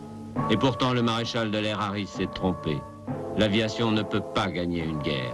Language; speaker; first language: French; native; French